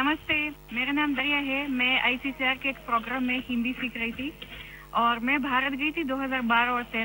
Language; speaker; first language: Hindi; non-native, fluent; Russian